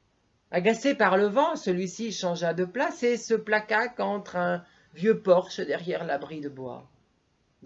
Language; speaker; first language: French; native; French